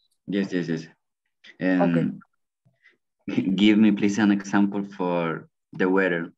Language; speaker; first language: English; non-native, learner; Spanish